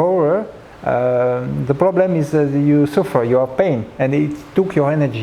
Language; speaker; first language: English; non-native, learner; French